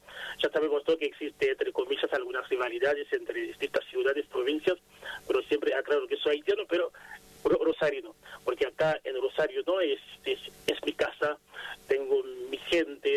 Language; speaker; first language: Spanish; non-native, fluent; Haitian Creole